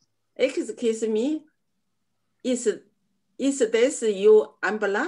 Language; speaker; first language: English; non-native, learner; Chinese